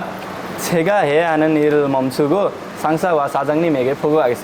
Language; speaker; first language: Korean; non-native, learner; Nepali